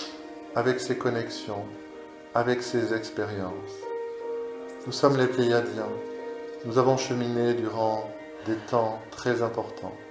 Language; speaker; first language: French; native; French